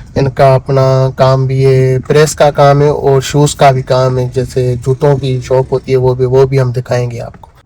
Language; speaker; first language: Urdu; non-native, local second language; Sindhi